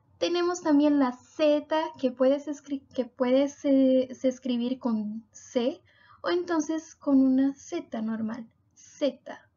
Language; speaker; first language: Spanish; non-native, fluent; Portuguese